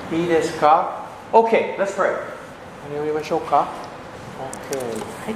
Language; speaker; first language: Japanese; non-native, learner; English